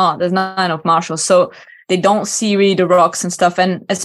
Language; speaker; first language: English; non-native, fluent; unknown